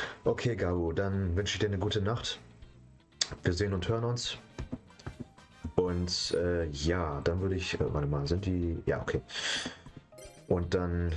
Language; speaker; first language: German; native; German